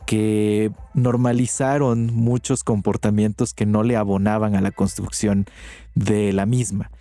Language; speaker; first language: Spanish; native; Spanish